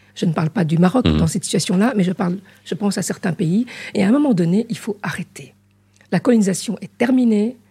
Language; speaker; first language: French; native; French